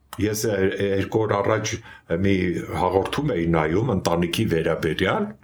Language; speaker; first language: Armenian; native; Armenian